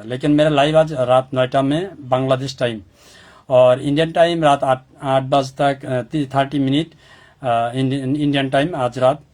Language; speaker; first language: Hindi; non-native, learner; Bangla